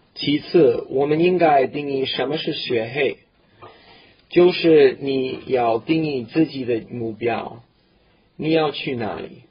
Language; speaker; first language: Chinese; non-native, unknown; English